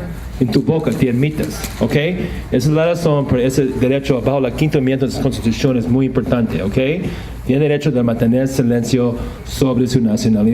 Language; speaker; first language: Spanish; non-native, fluent; English